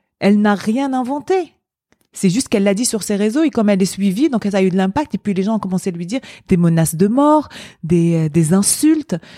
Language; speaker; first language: French; non-native, local second language; Arabic